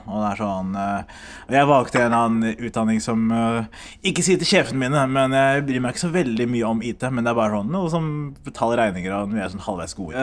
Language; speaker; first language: Norwegian; early bilingual, other home language; Somali